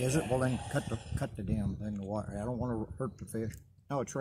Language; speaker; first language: English; native; English